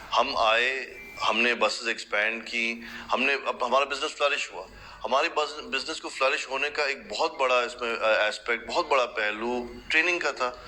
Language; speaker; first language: Urdu; native; Urdu